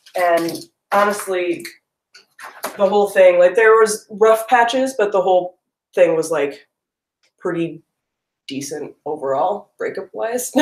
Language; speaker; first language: English; native; English